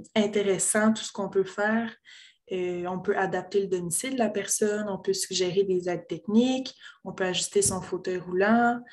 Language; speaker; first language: French; native; French